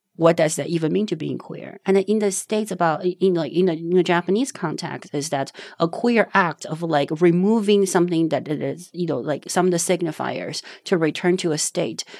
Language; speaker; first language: English; non-native, fluent; Chinese